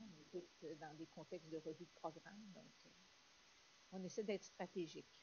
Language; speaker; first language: French; native; French